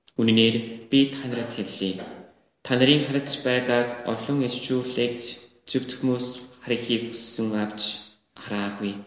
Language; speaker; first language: Mongolian; non-native, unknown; Korean